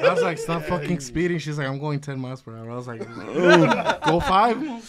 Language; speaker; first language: English; early bilingual, other home language; Spanish